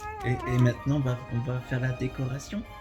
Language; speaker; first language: French; native; French